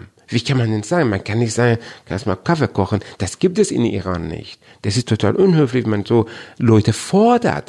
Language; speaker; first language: German; non-native, fluent; Persian